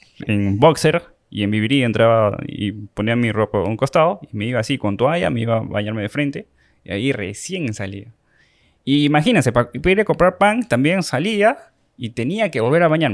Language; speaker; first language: Spanish; native; Spanish